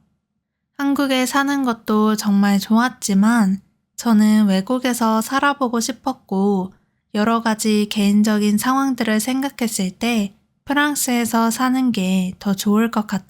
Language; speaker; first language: Korean; native; Korean